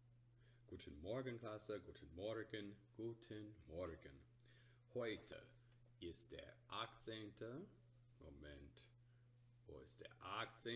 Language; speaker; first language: German; non-native, learner; English